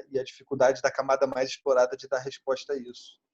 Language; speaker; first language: Portuguese; native; Portuguese